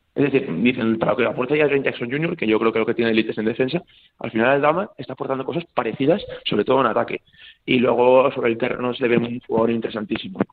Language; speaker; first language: Spanish; native; Spanish